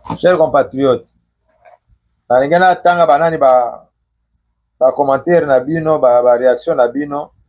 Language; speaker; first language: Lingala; non-native, local second language; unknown